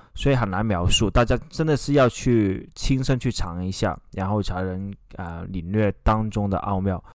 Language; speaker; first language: Chinese; native; Chinese